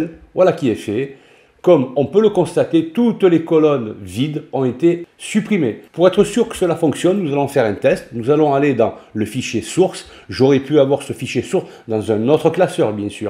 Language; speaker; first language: French; native; French